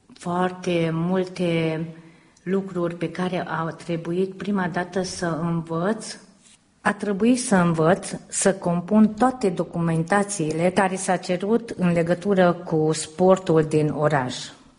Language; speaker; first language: Romanian; early bilingual, heritage; Romanian